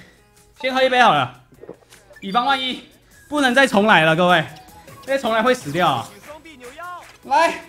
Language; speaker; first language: Chinese; native; Chinese